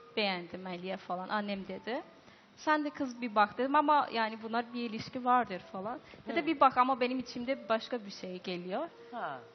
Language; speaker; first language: Turkish; non-native, learner; Persian